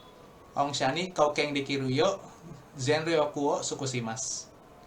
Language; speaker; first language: Japanese; non-native, learner; Indonesian